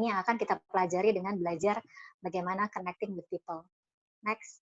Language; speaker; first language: Indonesian; native; Indonesian